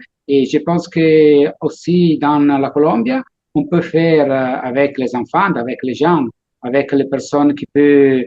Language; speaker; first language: French; non-native, learner; Italian